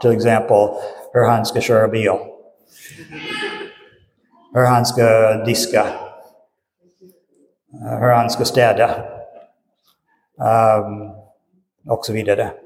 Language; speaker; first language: Swedish; non-native, fluent; English